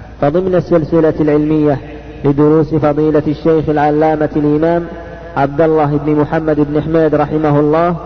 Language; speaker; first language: Arabic; native; Arabic